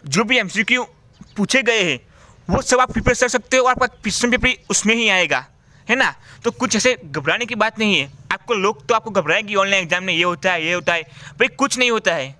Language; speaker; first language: Hindi; non-native, local second language; Gujarati